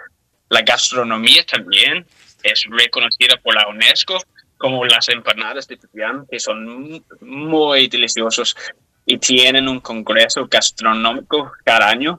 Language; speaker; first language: Spanish; non-native, fluent; English